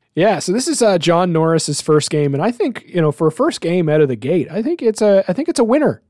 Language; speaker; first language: English; native; English